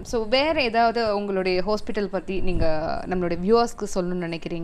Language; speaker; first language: Tamil; native; Tamil